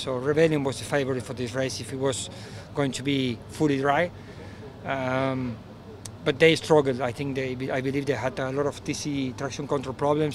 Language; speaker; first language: English; non-native, fluent; Spanish